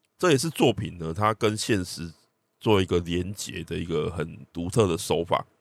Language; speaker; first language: Chinese; native; Chinese